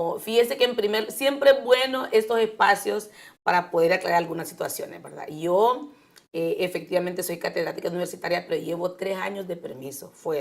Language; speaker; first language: Spanish; native; Spanish